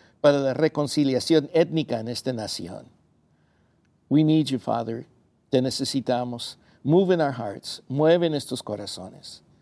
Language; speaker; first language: Spanish; early bilingual, heritage; Spanish